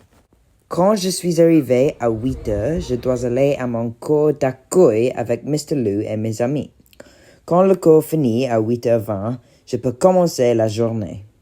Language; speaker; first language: French; non-native, learner; English